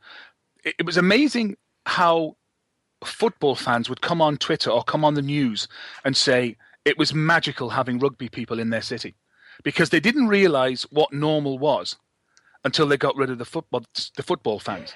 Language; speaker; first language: English; native; English